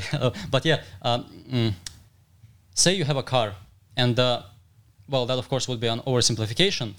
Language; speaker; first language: English; non-native, fluent; Russian